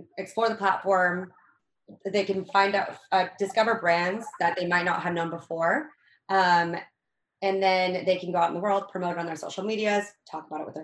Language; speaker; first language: English; native; English